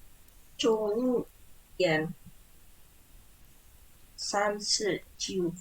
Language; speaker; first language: Chinese; non-native, learner; Indonesian